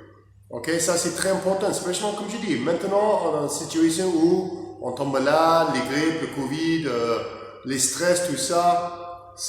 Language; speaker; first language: French; non-native, learner; English